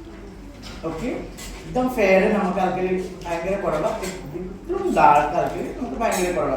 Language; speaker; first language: Malayalam; non-native, local second language; Assamese